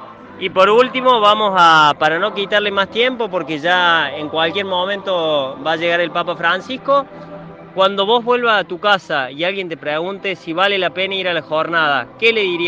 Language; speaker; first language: Spanish; native; Spanish